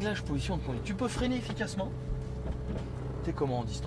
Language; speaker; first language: French; native; French